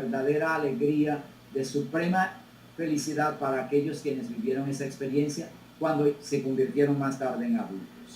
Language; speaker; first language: Spanish; native; Spanish